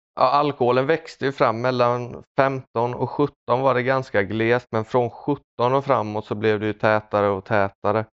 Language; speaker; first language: Swedish; early bilingual, other home language; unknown